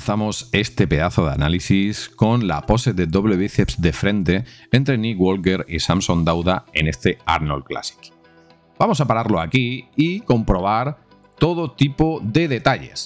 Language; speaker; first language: Spanish; native; Spanish